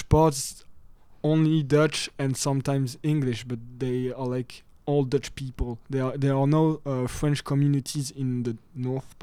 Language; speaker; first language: English; non-native, fluent; French